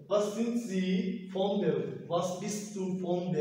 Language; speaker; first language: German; non-native, learner; Turkish